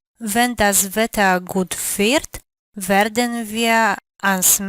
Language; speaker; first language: German; non-native, fluent; Polish